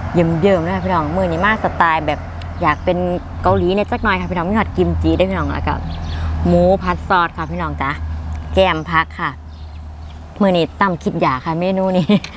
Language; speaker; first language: Thai; native; Thai